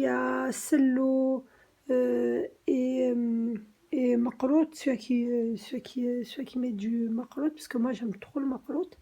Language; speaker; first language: French; native; French